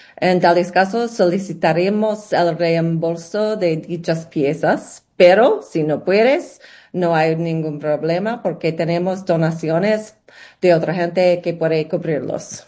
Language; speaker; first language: Spanish; non-native, learner; English